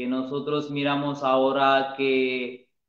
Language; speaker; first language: Spanish; non-native, learner; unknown